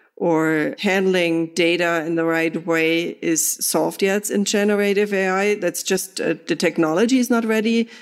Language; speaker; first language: English; non-native, fluent; German